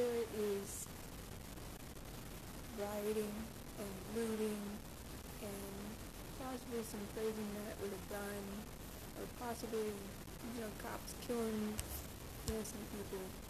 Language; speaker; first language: English; native; English